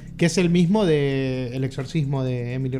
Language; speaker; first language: Spanish; native; Spanish